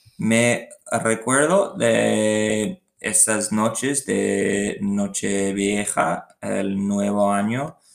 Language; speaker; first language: Spanish; non-native, learner; English